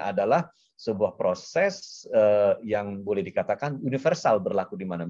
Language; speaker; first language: Indonesian; native; Indonesian